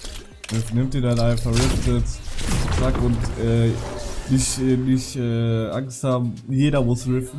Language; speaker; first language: German; native; German